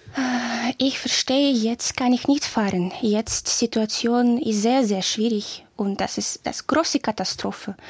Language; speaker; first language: German; non-native, learner; Ukrainian